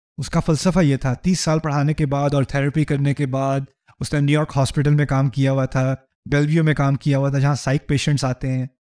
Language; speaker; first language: Urdu; early bilingual, heritage; Urdu